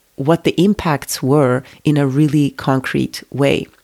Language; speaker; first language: English; non-native, fluent; Turkish